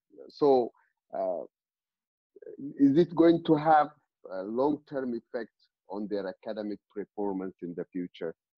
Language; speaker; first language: English; non-native, fluent; Amharic